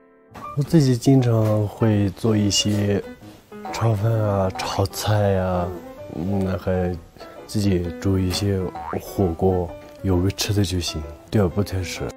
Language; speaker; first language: Chinese; non-native, local second language; Tibetan